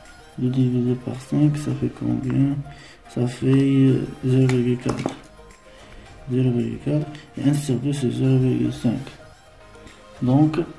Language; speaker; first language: French; non-native, local second language; Arabic